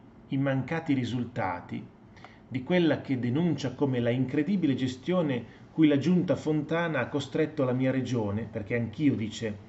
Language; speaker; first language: Italian; native; Italian